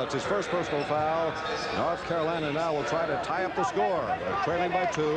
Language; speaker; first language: English; native; English